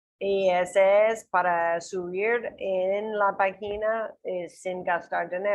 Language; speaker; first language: Spanish; non-native, learner; English